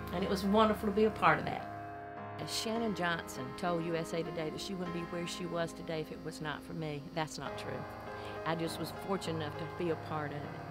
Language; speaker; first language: English; native; English